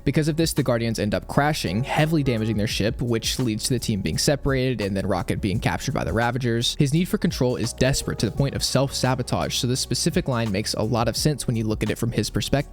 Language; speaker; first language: English; native; English